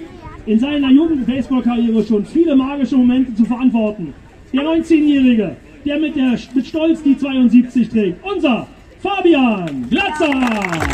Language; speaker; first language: German; native; German